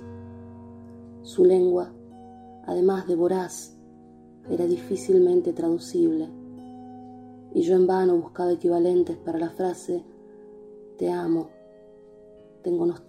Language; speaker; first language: Spanish; native; Spanish